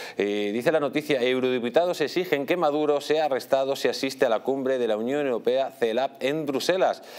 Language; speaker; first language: Spanish; native; Spanish